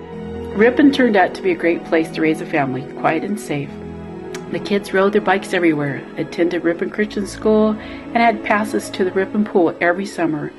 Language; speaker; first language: English; native; English